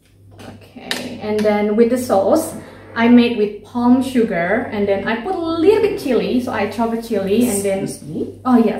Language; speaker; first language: English; non-native, learner; Indonesian